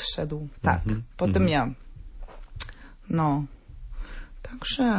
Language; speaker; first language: Polish; non-native, fluent; Norwegian